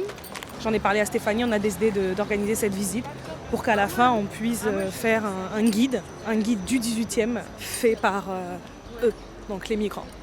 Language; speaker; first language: French; native; French